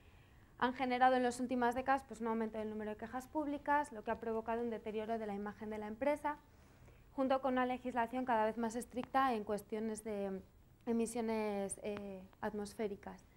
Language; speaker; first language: Spanish; native; Spanish